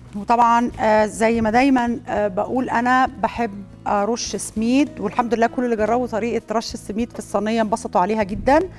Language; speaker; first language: Arabic; native; Arabic